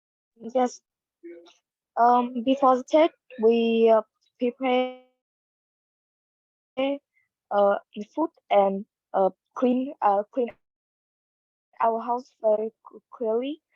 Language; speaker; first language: English; non-native, learner; Vietnamese